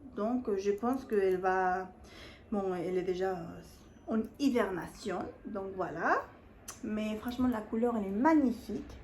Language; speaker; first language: French; non-native, fluent; Spanish